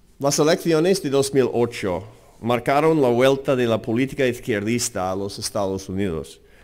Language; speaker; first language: Spanish; non-native, fluent; English